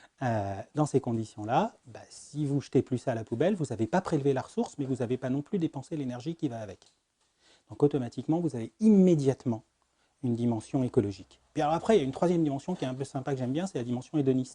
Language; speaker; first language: French; native; French